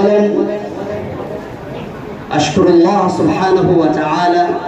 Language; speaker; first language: Arabic; non-native, fluent; Urdu